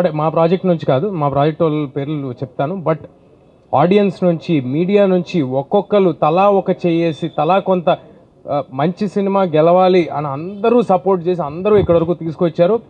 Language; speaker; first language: Telugu; native; Telugu